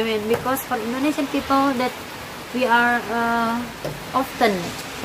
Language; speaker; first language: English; non-native, learner; Indonesian